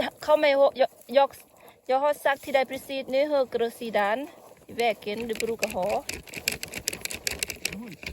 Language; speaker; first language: Swedish; non-native, learner; Thai